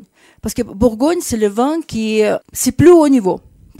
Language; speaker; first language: French; non-native, fluent; Russian